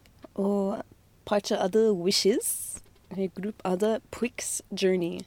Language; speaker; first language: Turkish; non-native, fluent; English